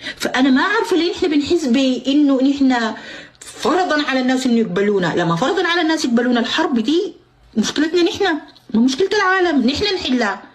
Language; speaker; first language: Arabic; native; Arabic